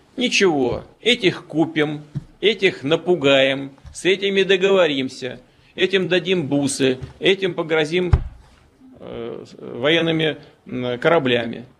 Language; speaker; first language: Russian; native; Russian